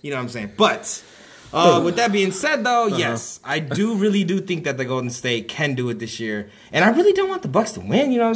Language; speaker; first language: English; native; English